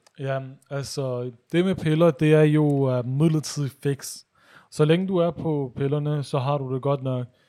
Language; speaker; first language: Danish; early bilingual, other home language; Urdu